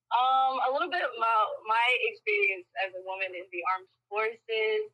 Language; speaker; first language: English; early bilingual, other home language; Spanish